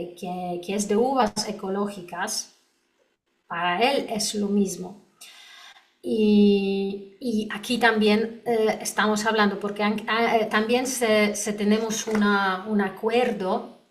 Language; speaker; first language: Spanish; non-native, learner; Polish